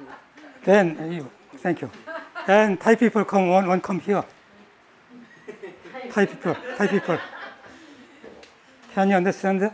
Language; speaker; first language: English; non-native, learner; Korean